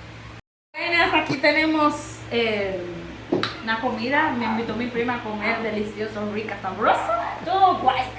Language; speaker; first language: Spanish; early bilingual, heritage; Haitian Creole